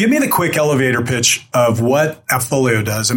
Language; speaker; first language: English; native; English